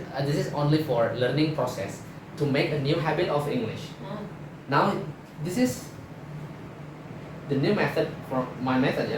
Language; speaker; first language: English; non-native, fluent; Indonesian